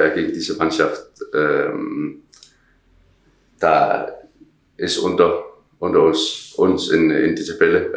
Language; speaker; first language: German; non-native, learner; Danish